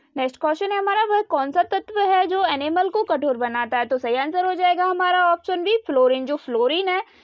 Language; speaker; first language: Hindi; native; Hindi